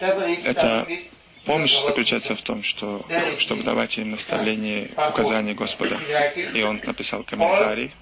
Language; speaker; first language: Russian; non-native, learner; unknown